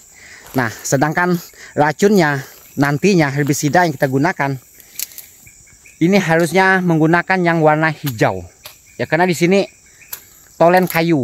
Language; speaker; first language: Indonesian; native; Indonesian